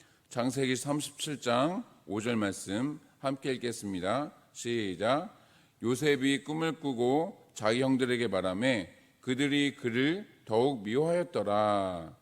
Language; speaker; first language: Korean; native; Korean